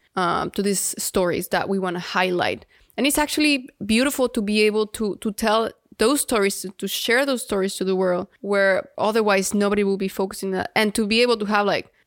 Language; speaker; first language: English; non-native, fluent; Spanish